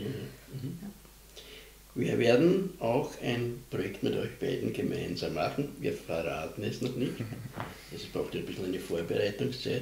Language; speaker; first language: German; native; German